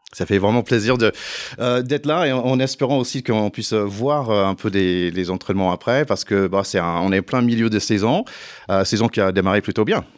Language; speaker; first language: French; non-native, fluent; English